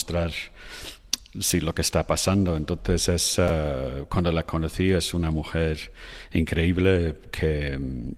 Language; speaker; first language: Spanish; non-native, fluent; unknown